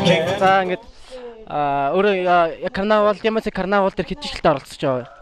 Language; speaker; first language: Mongolian; native; Mongolian